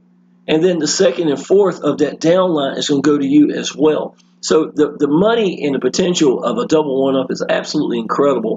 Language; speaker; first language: English; native; English